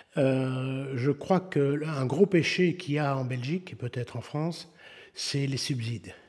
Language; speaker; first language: French; native; French